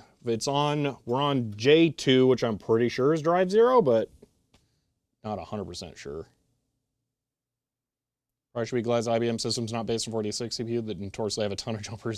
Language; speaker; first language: English; native; English